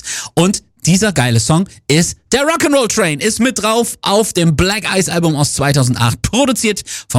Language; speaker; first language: German; native; German